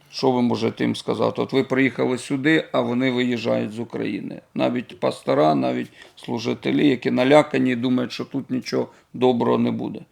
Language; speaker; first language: Ukrainian; native; Ukrainian